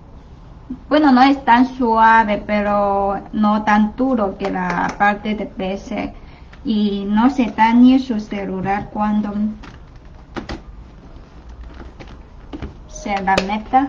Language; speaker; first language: Spanish; non-native, learner; Chinese